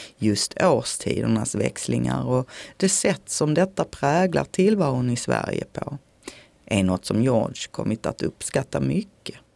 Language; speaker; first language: Swedish; native; Swedish